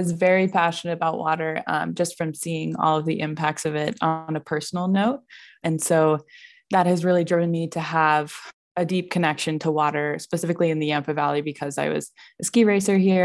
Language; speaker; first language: English; native; English